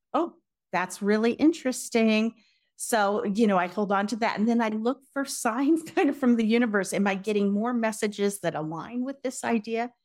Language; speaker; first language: English; native; English